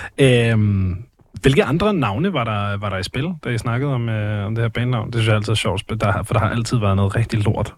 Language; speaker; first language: Danish; native; Danish